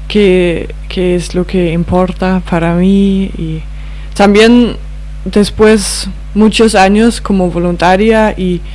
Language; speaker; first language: Spanish; non-native, fluent; Danish